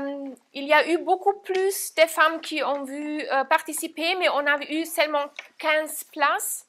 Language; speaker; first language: French; non-native, fluent; German